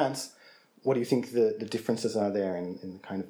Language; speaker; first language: English; native; English